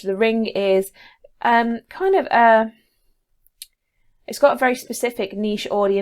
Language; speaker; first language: English; native; English